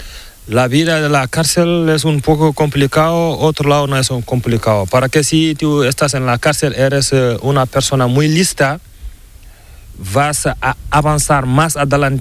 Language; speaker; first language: Spanish; non-native, learner; Fula